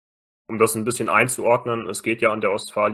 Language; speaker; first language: German; native; German